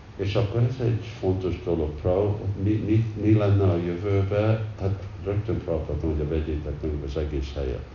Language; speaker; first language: Hungarian; early bilingual, heritage; Hungarian